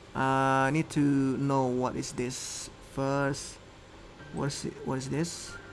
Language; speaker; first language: English; non-native, fluent; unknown